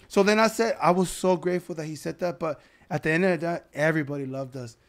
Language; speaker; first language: English; early bilingual, other home language; Spanish